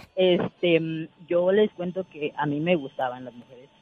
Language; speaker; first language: Spanish; native; Spanish